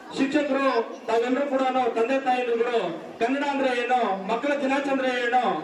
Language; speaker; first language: Kannada; non-native, local second language; Urdu